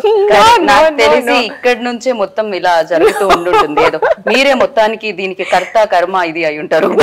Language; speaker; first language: Telugu; native; Telugu